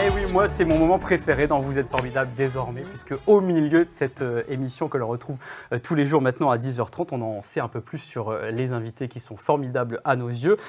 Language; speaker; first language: French; native; French